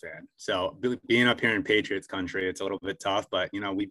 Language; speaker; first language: English; native; English